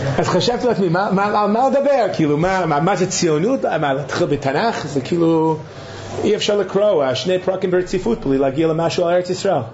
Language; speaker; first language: Hebrew; non-native, fluent; English